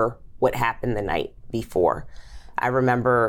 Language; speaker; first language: English; native; English